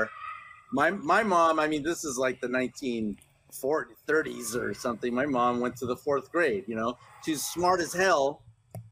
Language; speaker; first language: English; early bilingual, other home language; Spanish